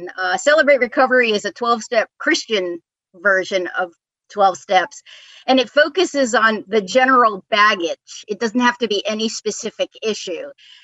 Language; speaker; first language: English; native; English